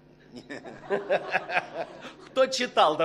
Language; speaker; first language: Polish; non-native, learner; Russian